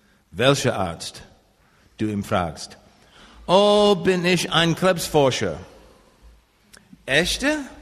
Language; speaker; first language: German; non-native, learner; English